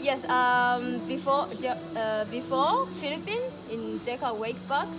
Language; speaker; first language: English; non-native, learner; Japanese